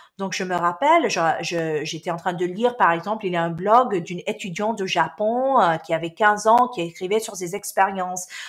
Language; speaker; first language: French; non-native, local second language; Arabic